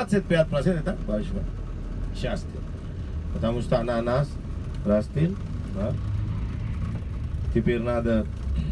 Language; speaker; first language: Russian; non-native, learner; Sinhala